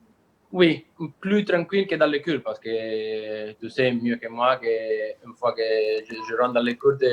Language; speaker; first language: French; non-native, learner; Italian